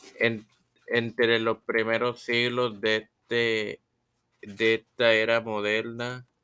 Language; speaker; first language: Spanish; native; Spanish